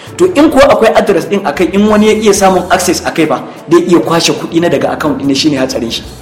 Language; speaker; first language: Hausa; native; Hausa